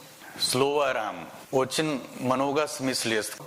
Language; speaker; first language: Russian; non-native, learner; Hindi